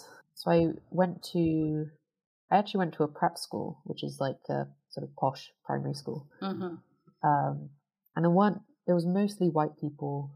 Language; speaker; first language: English; native; English